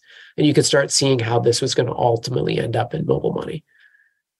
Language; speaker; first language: English; native; English